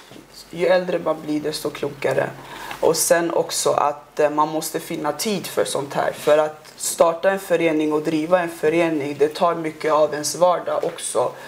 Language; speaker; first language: Swedish; early bilingual, other home language; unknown